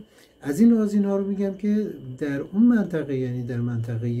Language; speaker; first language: Persian; native; Persian